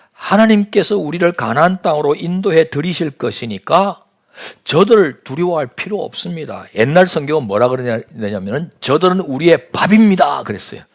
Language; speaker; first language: Korean; native; Korean